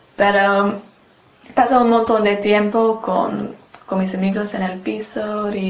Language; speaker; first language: Spanish; non-native, learner; English